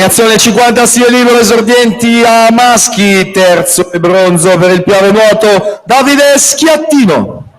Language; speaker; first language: Italian; native; Italian